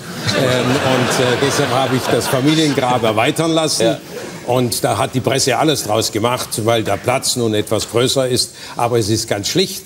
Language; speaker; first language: German; native; German